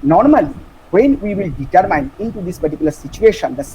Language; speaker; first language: English; non-native, local second language; Bangla